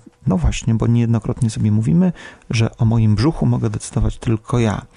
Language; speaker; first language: Polish; native; Polish